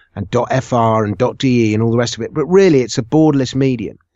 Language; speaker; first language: English; native; English